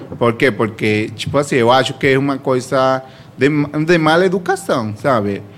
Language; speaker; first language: Portuguese; non-native, fluent; Spanish